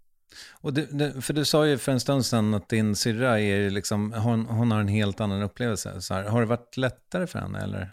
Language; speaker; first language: Swedish; native; Swedish